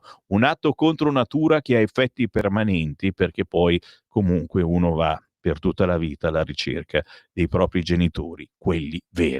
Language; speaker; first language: Italian; native; Italian